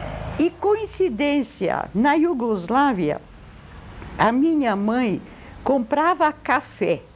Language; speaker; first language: Portuguese; non-native, fluent; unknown